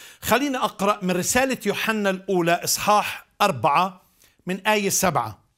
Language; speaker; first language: Arabic; native; Arabic